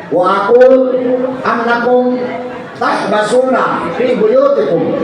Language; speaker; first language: Arabic; non-native, fluent; Bangla